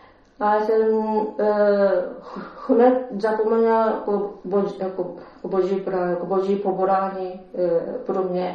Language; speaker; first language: Czech; non-native, learner; Japanese